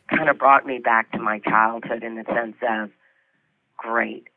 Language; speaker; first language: English; native; English